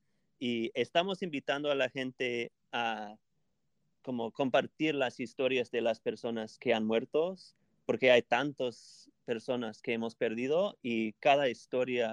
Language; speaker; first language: Spanish; non-native, fluent; English